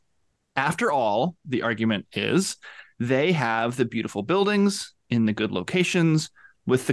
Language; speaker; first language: English; native; English